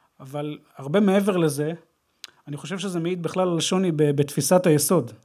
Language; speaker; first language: Hebrew; native; Hebrew